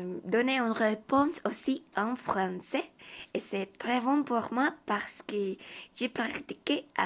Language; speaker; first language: French; non-native, learner; Spanish